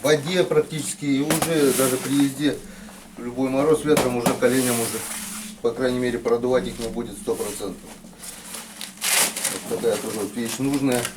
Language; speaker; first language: Russian; native; Russian